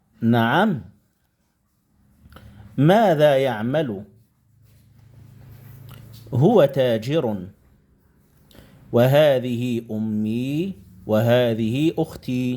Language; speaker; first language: Arabic; non-native, fluent; Indonesian